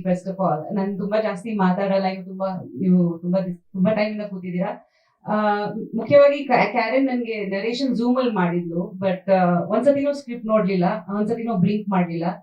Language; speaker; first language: Kannada; non-native, fluent; Bangla